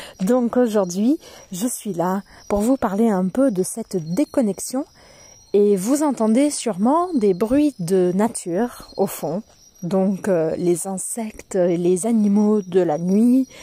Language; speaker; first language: French; non-native, fluent; Portuguese